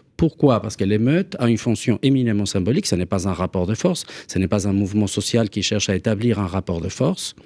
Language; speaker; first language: French; non-native, fluent; Spanish